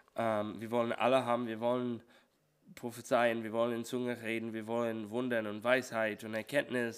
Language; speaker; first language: German; non-native, learner; English